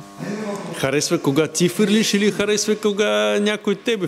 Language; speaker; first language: Bulgarian; non-native, learner; Russian